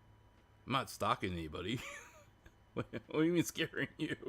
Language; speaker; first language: English; native; English